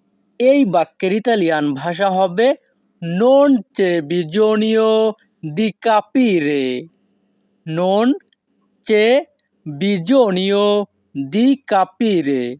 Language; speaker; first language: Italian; non-native, fluent; Bangla